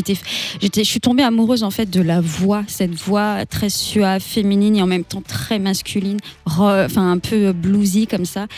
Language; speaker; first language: French; native; French